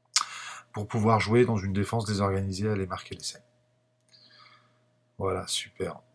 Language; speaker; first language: French; native; French